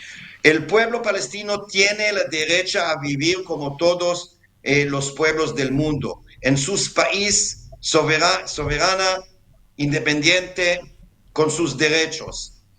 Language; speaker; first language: Spanish; non-native, fluent; Hebrew